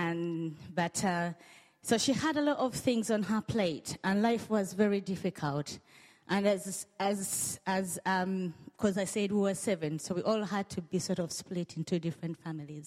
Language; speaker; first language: English; non-native, local second language; Ganda